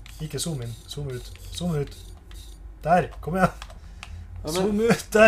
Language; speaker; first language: Norwegian; native; Norwegian